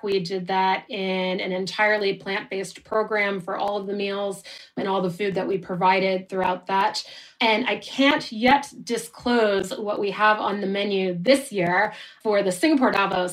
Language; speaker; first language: English; native; English